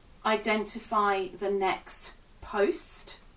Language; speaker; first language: English; native; English